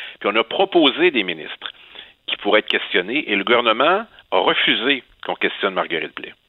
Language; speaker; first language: French; native; French